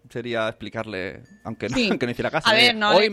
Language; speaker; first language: Spanish; native; Spanish